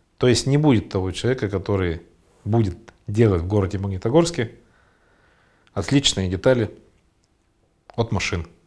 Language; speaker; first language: Russian; native; Russian